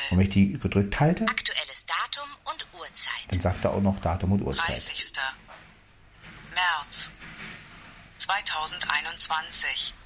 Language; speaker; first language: German; native; German